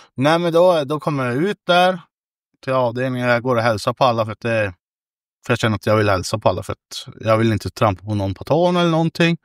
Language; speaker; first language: Swedish; native; Swedish